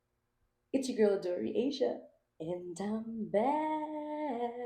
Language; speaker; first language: English; native; English